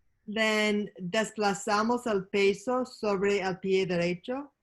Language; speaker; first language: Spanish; non-native, learner; English